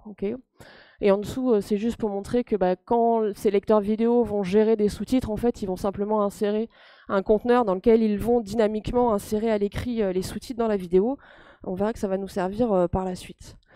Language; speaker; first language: French; native; French